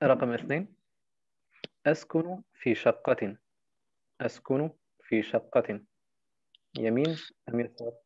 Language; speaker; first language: Arabic; non-native, fluent; German